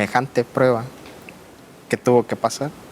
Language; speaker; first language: Spanish; native; Spanish